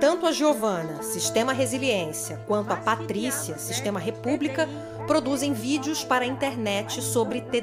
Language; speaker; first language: Portuguese; native; Portuguese